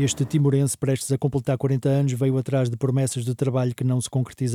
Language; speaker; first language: Portuguese; native; Portuguese